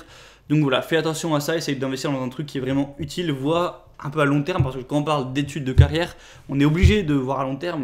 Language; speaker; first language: French; native; French